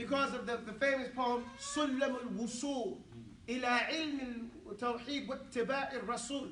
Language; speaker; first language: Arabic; non-native, fluent; English